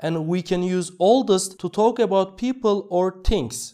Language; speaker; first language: English; non-native, fluent; Turkish